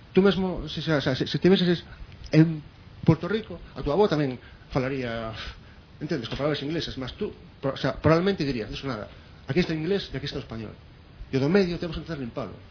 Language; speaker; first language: Galician; non-native, local second language; Spanish